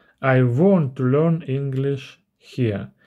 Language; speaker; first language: English; non-native, learner; Russian